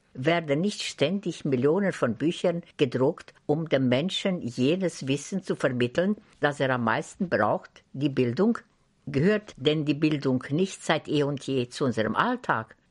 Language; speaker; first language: German; native; German